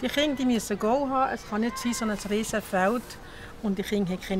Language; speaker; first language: German; native; German